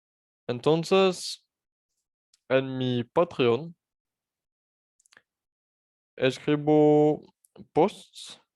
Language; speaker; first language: Spanish; non-native, fluent; French